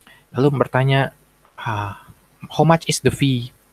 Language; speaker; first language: English; non-native, fluent; Indonesian